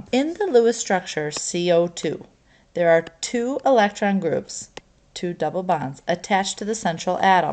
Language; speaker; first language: English; native; English